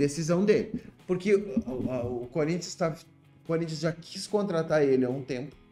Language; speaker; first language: Portuguese; native; Portuguese